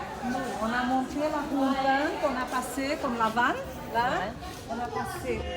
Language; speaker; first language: French; non-native, fluent; Portuguese